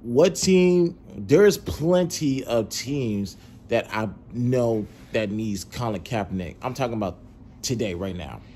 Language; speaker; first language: English; native; English